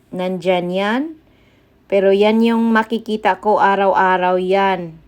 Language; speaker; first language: Filipino; non-native, local second language; Cebuano